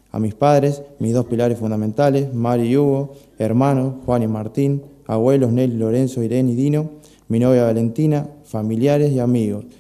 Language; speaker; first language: Spanish; native; Spanish